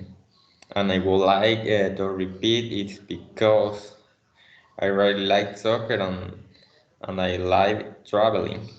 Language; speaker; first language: English; non-native, learner; Spanish